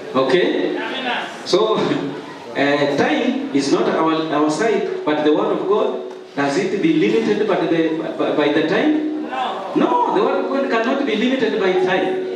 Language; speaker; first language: English; non-native, local second language; Swahili